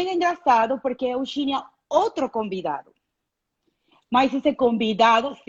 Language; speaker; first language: Portuguese; non-native, fluent; Spanish